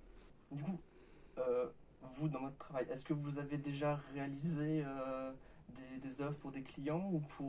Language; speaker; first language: French; native; French